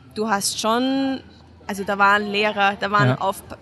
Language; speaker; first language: German; non-native, fluent; Hungarian